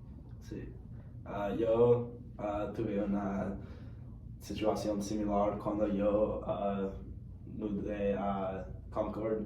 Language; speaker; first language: Spanish; non-native, learner; English